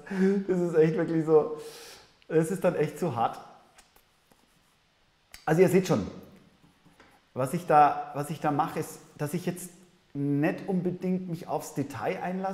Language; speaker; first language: German; native; German